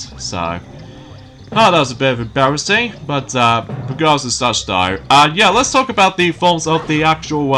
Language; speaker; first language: English; native; English